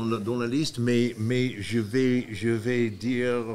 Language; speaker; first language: French; non-native, fluent; English